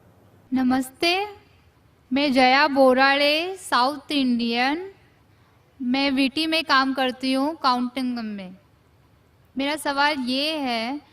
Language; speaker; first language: Hindi; non-native, local second language; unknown